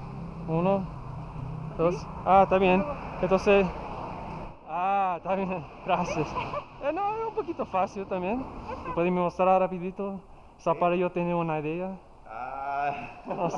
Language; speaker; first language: Spanish; non-native, learner; English